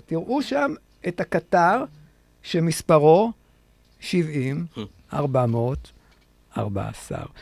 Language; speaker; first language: Hebrew; native; Hebrew